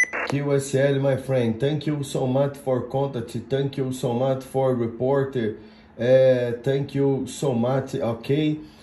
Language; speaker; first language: English; non-native, learner; Portuguese